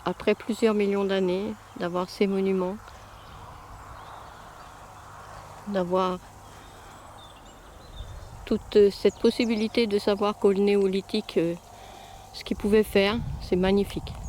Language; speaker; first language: French; native; French